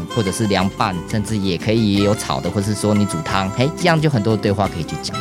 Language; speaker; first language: Chinese; native; Chinese